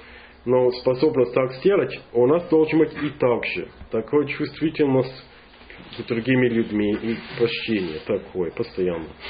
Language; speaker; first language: Russian; non-native, fluent; English